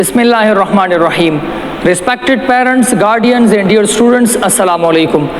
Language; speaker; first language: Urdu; non-native, local second language; Pashto